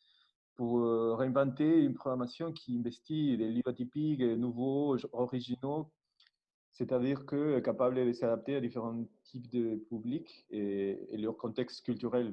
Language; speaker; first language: French; non-native, learner; Spanish